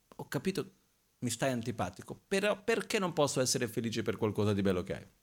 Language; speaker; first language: Italian; non-native, fluent; Portuguese